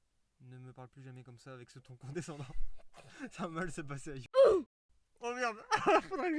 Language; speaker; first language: French; native; French